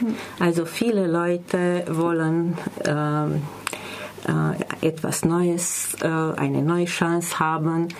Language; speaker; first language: German; non-native, learner; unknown